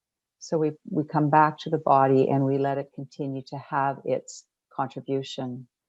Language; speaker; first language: English; native; English